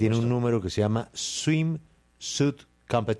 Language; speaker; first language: Spanish; native; Spanish